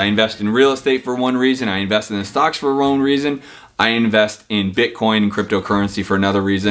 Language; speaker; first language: English; native; English